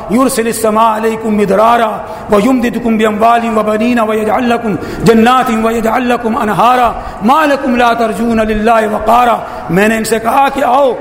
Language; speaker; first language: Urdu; native; Urdu